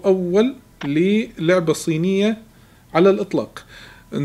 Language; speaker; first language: Arabic; native; Arabic